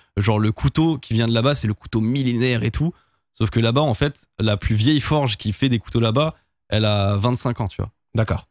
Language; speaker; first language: French; native; French